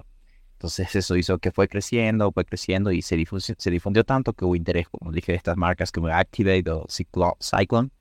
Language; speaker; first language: Spanish; native; Spanish